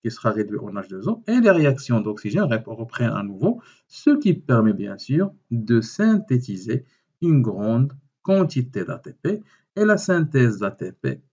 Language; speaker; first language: French; non-native, local second language; Arabic